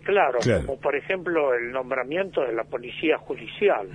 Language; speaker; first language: Spanish; native; Spanish